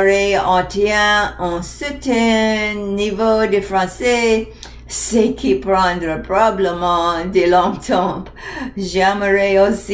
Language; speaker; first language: French; non-native, learner; English